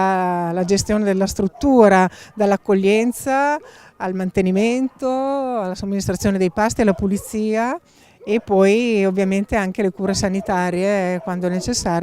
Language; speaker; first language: Italian; native; Italian